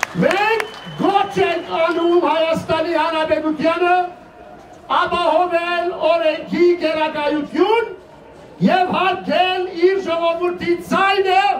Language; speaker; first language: Armenian; early bilingual, heritage; Armenian